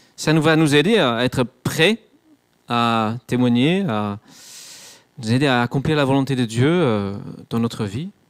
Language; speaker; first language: French; non-native, fluent; English